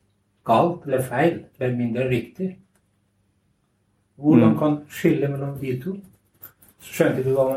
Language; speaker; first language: Norwegian; non-native, learner; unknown